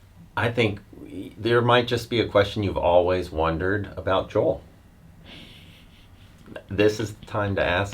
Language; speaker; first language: English; native; English